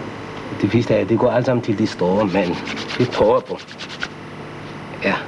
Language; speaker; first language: Danish; non-native, learner; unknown